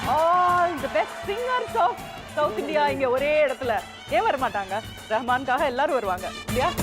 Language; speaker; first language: Tamil; native; Tamil